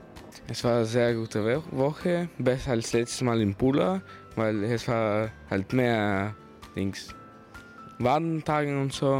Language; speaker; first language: German; non-native, learner; Slovenian